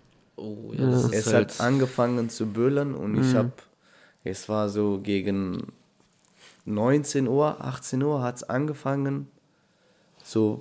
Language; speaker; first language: German; non-native, fluent; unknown